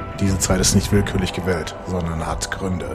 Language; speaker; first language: German; native; German